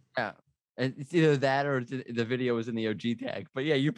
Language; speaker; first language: English; native; English